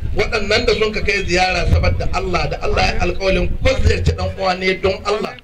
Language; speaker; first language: Hausa; native; Hausa